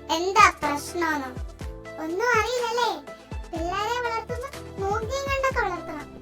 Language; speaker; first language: Malayalam; early bilingual, heritage; Malayalam